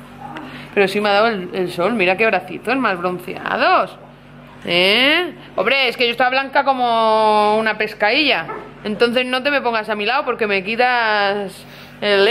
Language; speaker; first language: Spanish; native; Spanish